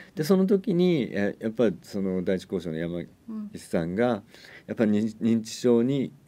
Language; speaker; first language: Japanese; native; Japanese